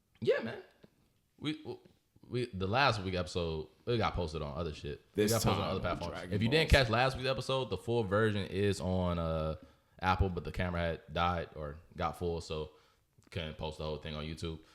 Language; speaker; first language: English; native; English